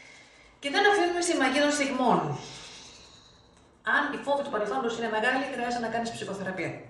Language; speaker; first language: Greek; native; Greek